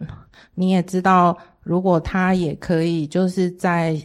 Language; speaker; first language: Chinese; native; Chinese